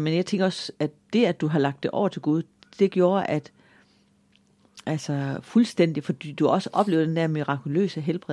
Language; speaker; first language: Danish; native; Danish